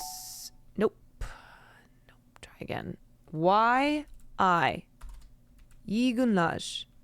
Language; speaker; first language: Turkish; non-native, learner; English